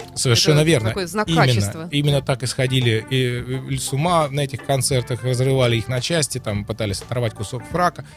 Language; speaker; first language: Russian; native; Russian